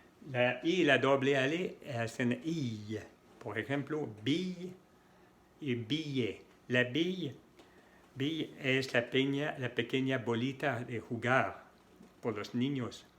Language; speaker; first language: Spanish; non-native, fluent; French